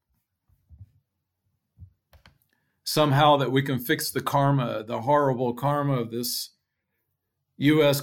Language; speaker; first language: English; native; English